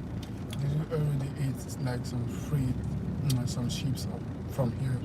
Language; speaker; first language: English; non-native, fluent; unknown